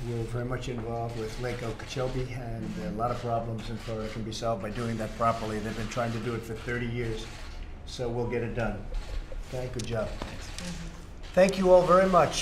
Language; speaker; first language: English; native; English